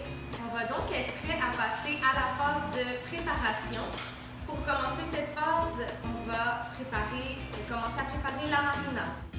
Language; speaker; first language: French; native; French